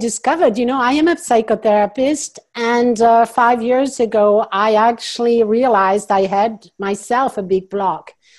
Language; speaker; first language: English; non-native, fluent; French